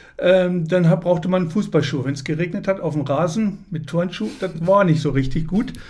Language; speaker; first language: German; native; German